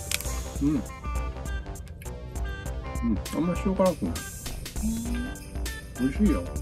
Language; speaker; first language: Japanese; native; Japanese